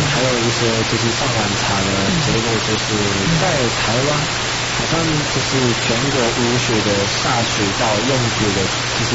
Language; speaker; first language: Chinese; non-native, fluent; Japanese